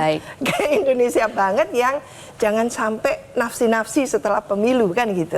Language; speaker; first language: Indonesian; native; Indonesian